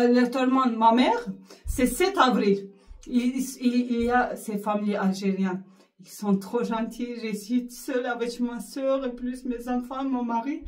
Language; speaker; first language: French; non-native, learner; Arabic